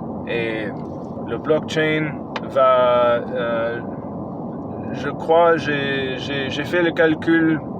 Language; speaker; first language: French; non-native, fluent; English